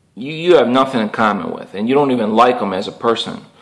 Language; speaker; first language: English; native; English